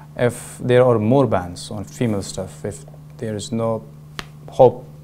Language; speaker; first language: English; non-native, fluent; Persian